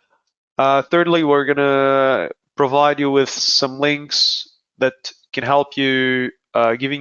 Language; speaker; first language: English; non-native, fluent; Hebrew